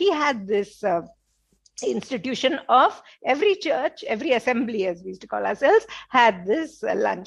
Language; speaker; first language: English; non-native, local second language; Telugu